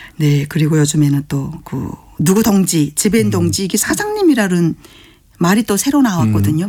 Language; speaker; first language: Korean; native; Korean